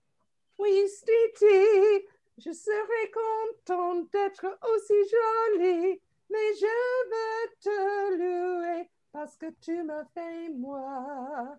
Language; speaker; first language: French; non-native, fluent; English